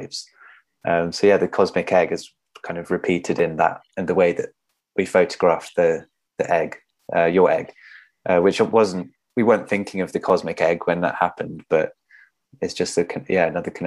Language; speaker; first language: English; native; English